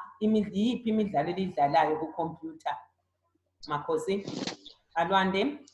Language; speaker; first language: Zulu; native; Zulu